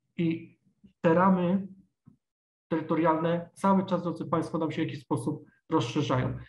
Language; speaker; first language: Polish; native; Polish